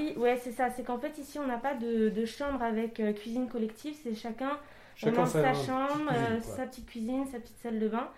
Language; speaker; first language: French; native; French